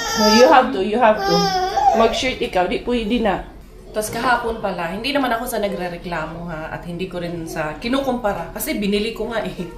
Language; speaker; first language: Filipino; non-native, local second language; Cebuano